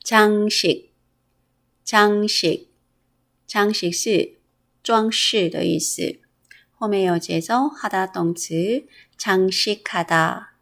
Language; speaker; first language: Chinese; non-native, fluent; Korean